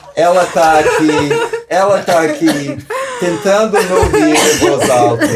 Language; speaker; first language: Portuguese; non-native, fluent; English